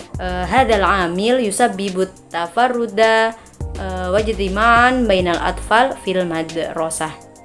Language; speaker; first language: Arabic; non-native, learner; Indonesian